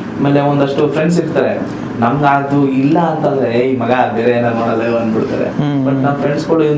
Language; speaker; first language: Kannada; native; Kannada